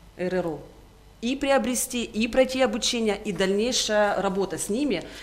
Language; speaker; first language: Russian; native; Russian